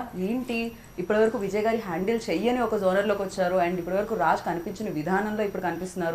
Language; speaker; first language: Telugu; native; Telugu